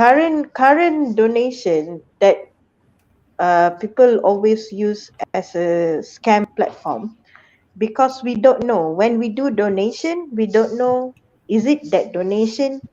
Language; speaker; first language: English; non-native, fluent; Malay